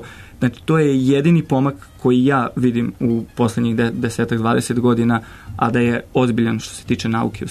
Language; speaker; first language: Serbian; native; Serbian